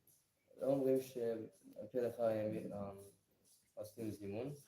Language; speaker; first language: Hebrew; non-native, learner; English